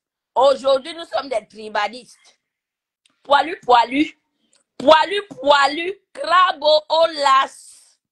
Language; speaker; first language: French; non-native, local second language; Lingala